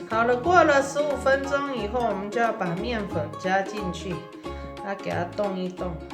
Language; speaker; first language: Chinese; early bilingual, heritage; Chinese